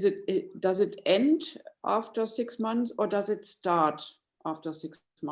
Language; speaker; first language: English; non-native, fluent; German